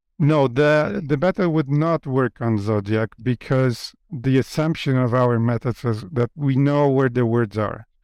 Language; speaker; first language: English; non-native, fluent; Polish